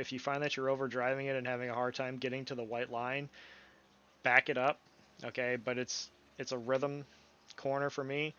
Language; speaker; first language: English; native; English